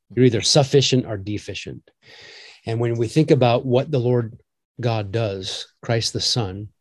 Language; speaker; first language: English; native; English